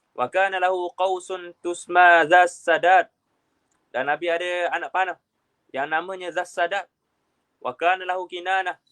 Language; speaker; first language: Malay; native; Malay